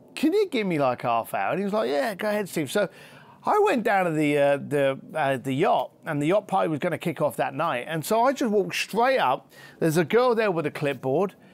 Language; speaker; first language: English; native; English